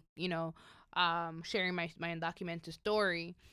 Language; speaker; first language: English; early bilingual, other home language; Spanish